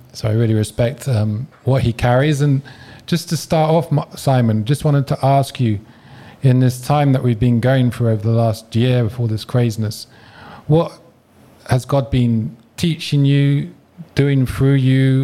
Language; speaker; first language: English; native; English